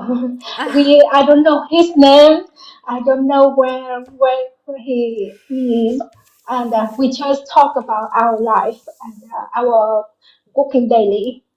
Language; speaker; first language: English; non-native, learner; Vietnamese